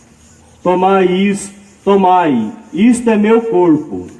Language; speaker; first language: Portuguese; native; Portuguese